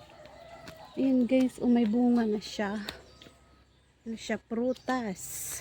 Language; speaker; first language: Filipino; native; Filipino